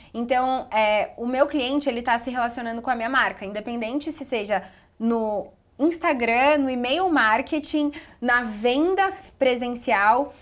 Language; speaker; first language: Portuguese; native; Portuguese